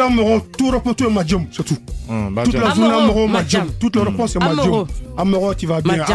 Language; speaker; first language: French; early bilingual, other home language; Soninke